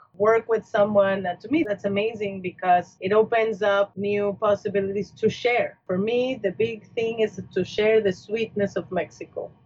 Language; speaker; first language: English; non-native, fluent; Spanish